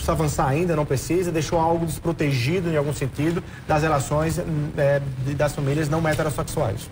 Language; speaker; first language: Portuguese; native; Portuguese